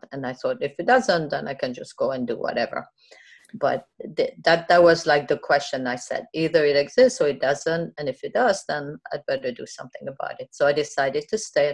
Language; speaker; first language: English; non-native, fluent; French